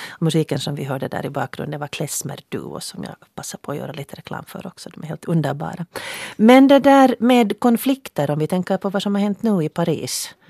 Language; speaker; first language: Swedish; native; Swedish